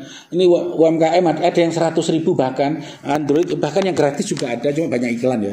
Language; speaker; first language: Indonesian; native; Indonesian